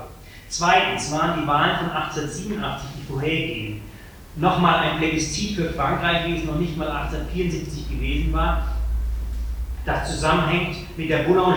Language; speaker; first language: German; native; German